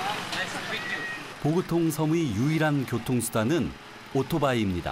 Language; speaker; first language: Korean; native; Korean